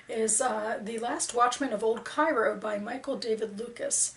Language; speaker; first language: English; native; English